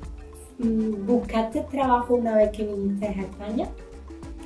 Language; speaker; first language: Spanish; native; Spanish